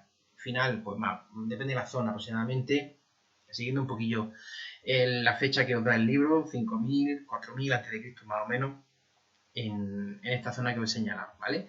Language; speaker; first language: Spanish; native; Spanish